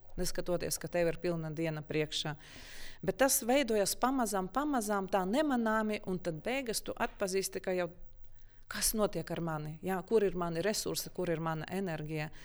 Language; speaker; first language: Latvian; non-native, local second language; Russian